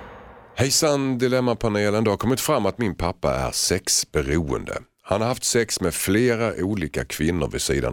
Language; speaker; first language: Swedish; native; Swedish